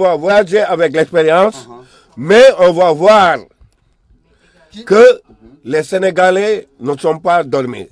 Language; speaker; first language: French; non-native, local second language; Wolof